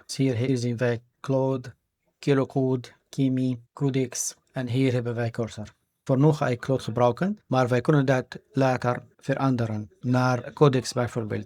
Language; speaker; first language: Dutch; non-native, fluent; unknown